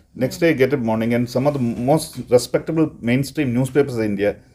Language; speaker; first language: English; non-native, local second language; Malayalam